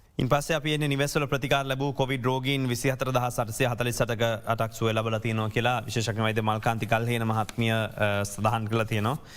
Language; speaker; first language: Sinhala; native; Sinhala